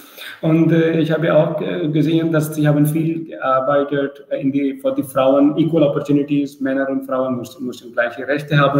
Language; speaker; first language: German; non-native, learner; Urdu